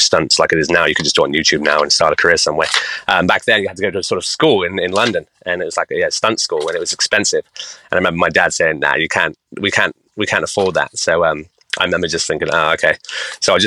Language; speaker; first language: English; native; English